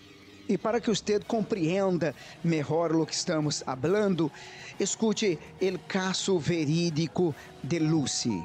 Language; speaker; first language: Portuguese; non-native, learner; Spanish